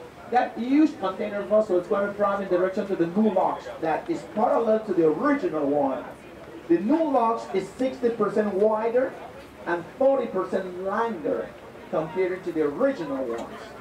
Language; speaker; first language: English; non-native, fluent; Spanish